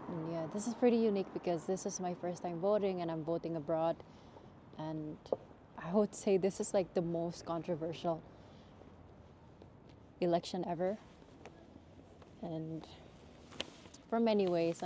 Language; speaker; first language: English; non-native, fluent; Indonesian